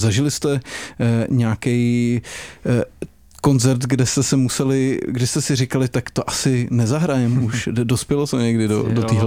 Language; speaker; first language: Czech; native; Czech